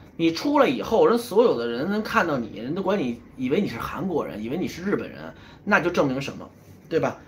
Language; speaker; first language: Chinese; native; Chinese